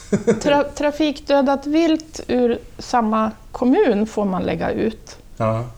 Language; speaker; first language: Swedish; native; Swedish